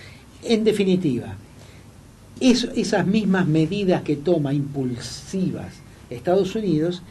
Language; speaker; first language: Spanish; native; Spanish